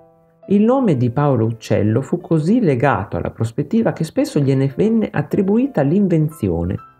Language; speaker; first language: Italian; native; Italian